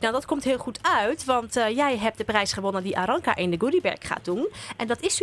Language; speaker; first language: Dutch; native; Dutch